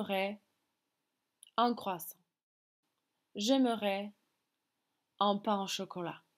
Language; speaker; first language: French; non-native, fluent; Slovak